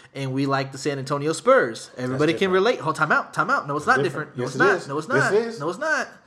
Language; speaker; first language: English; native; English